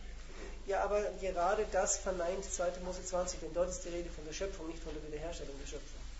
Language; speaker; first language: German; native; German